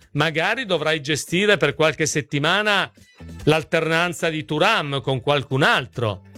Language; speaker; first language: Italian; native; Italian